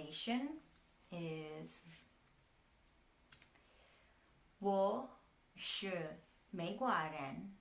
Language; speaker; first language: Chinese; non-native, learner; English